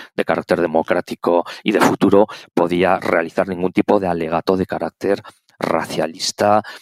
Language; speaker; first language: Spanish; native; Spanish